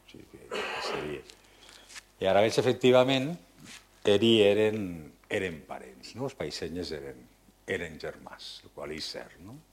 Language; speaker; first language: Catalan; non-native, local second language; Occitan